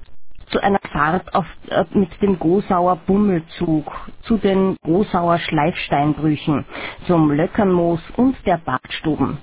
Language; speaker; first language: German; native; German